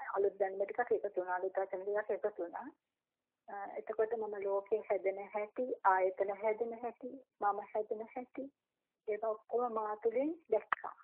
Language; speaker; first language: Sinhala; non-native, local second language; Tamil